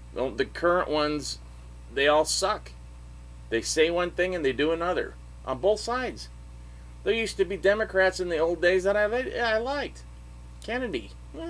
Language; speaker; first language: English; native; English